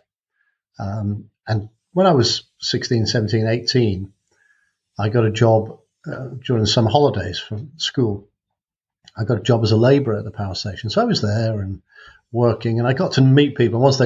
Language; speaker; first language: English; native; English